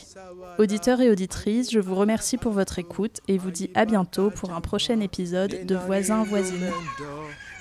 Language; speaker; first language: French; native; French